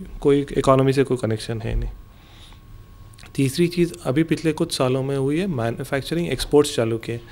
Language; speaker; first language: Hindi; non-native, local second language; Gujarati